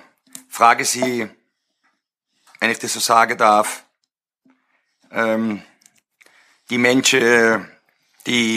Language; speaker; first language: German; non-native, fluent; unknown